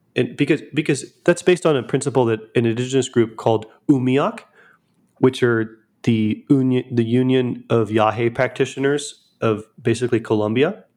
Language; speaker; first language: English; native; English